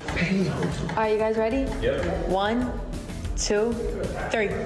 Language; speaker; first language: English; native; English